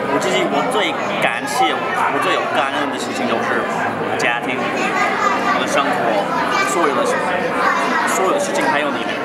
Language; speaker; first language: Chinese; non-native, learner; English